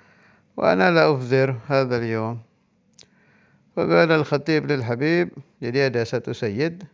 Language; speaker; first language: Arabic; non-native, fluent; Indonesian